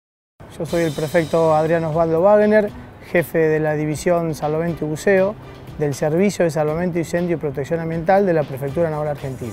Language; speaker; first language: Spanish; native; Spanish